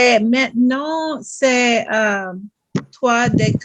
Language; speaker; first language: French; non-native, learner; English